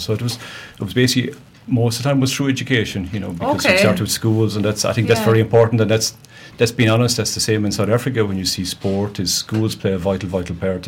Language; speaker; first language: English; native; English